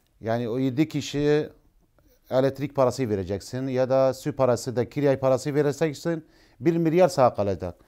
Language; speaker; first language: Turkish; non-native, learner; Arabic